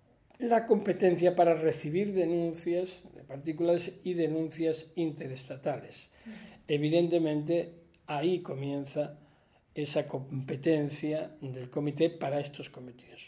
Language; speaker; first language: Spanish; native; Spanish